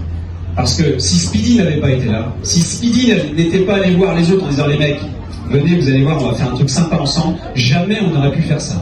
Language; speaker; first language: French; native; French